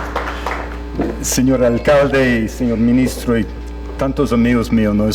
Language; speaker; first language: Spanish; non-native, fluent; English